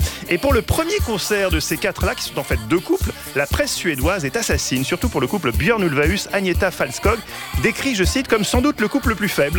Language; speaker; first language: French; native; French